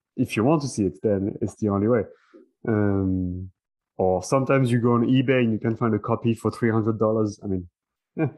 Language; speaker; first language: English; non-native, fluent; French